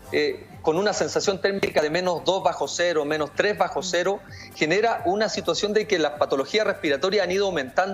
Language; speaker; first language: Spanish; native; Spanish